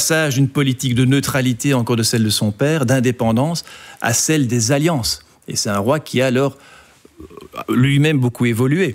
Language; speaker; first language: French; native; French